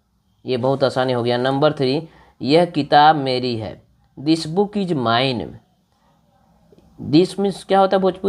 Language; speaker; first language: Hindi; non-native, local second language; Bhojpuri